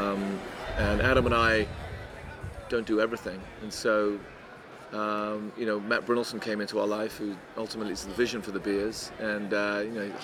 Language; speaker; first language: English; native; English